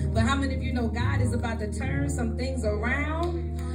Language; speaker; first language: English; native; English